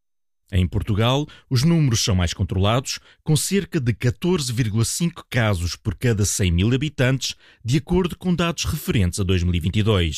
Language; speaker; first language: Portuguese; native; Portuguese